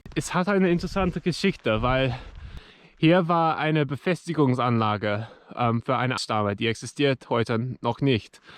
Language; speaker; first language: German; non-native, learner; English